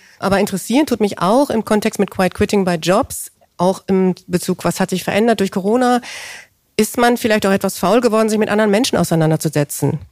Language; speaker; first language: German; early bilingual, other home language; English